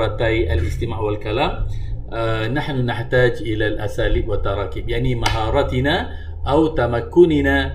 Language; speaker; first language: Arabic; non-native, fluent; Malay